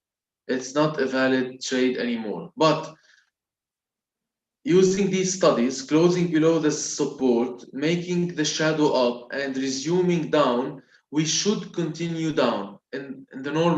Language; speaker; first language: English; non-native, local second language; Arabic